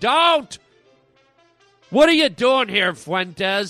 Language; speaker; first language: English; native; English